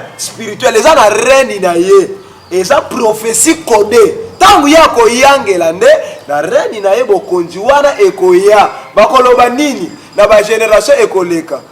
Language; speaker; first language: Lingala; non-native, local second language; Kongo